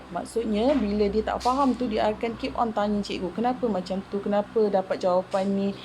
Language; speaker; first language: Malay; native; Malay